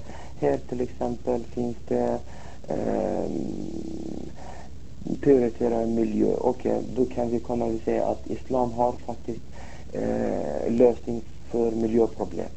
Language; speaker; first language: Swedish; non-native, fluent; Arabic